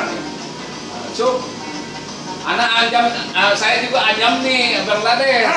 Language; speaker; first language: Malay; non-native, local second language; Sundanese